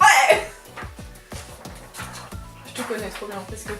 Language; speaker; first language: French; native; French